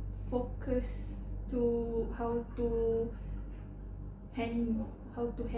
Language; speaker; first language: English; non-native, learner; Malay